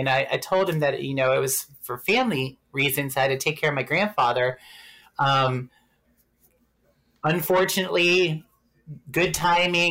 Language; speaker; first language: English; native; English